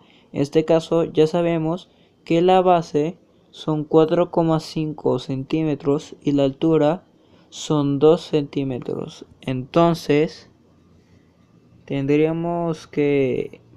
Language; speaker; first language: Spanish; native; Spanish